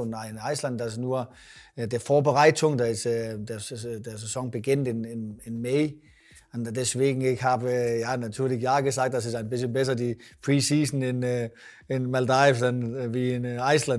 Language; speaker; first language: German; non-native, learner; Danish